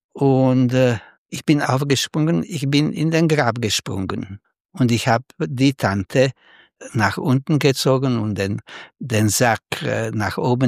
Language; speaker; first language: German; non-native, fluent; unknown